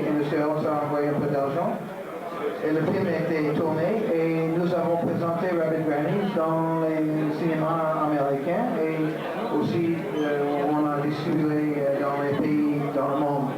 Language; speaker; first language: French; non-native, fluent; English